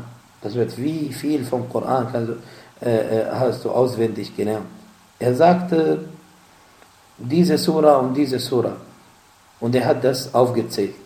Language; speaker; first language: German; non-native, fluent; Arabic